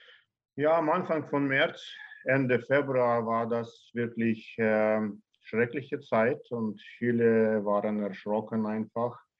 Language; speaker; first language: German; non-native, learner; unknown